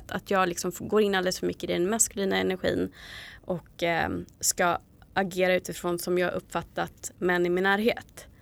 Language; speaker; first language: Swedish; native; Swedish